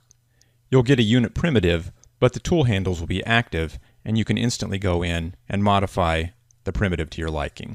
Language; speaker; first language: English; native; English